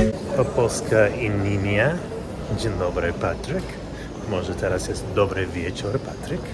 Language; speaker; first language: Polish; non-native, learner; English